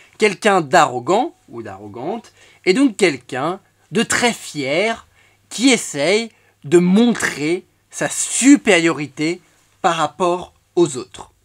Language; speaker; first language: French; native; French